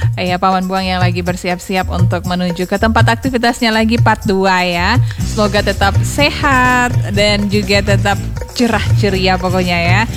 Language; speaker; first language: Indonesian; native; Indonesian